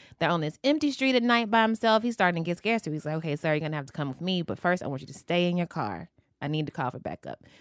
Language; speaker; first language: English; native; English